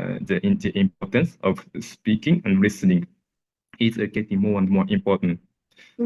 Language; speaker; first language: English; non-native, learner; Japanese